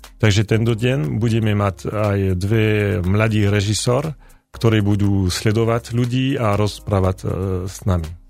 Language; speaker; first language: Slovak; non-native, learner; French